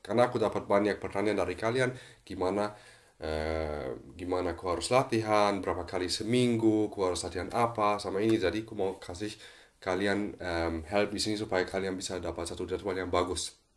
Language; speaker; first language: Indonesian; non-native, fluent; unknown